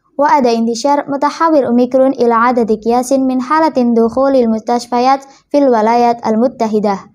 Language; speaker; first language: Arabic; non-native, learner; Indonesian